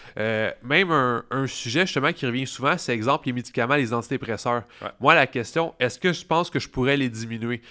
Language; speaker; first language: French; native; French